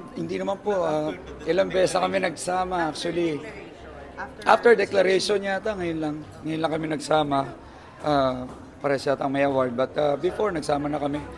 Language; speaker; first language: Filipino; native; Filipino